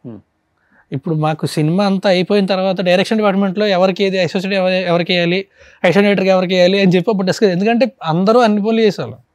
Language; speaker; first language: Telugu; native; Telugu